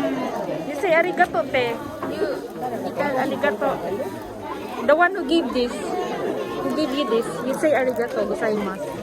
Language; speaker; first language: English; non-native, local second language; Filipino